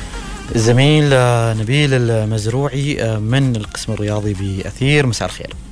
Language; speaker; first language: Arabic; native; Arabic